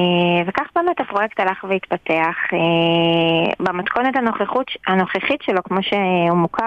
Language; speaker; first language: Hebrew; native; Hebrew